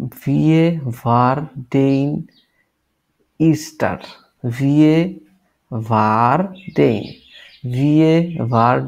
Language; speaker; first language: German; non-native, learner; Bangla